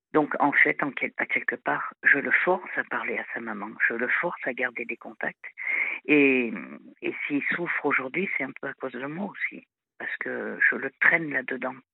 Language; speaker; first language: French; native; French